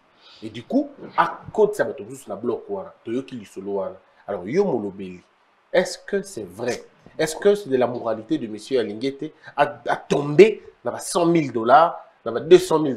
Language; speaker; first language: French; non-native, local second language; Lingala